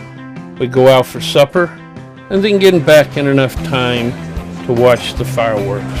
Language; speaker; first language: English; native; English